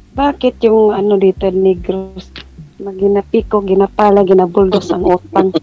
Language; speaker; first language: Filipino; non-native, local second language; Cebuano